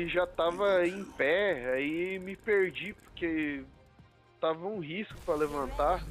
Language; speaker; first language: Portuguese; native; Portuguese